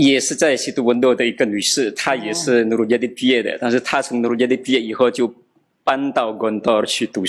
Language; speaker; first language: Chinese; non-native, fluent; Madurese